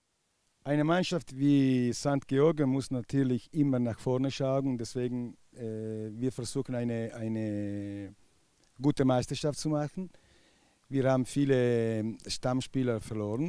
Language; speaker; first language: German; non-native, local second language; Italian